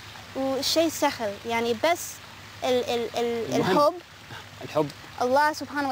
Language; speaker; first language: Arabic; non-native, learner; English